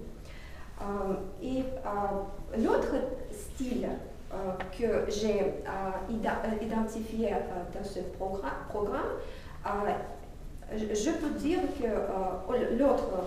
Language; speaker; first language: French; non-native, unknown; Russian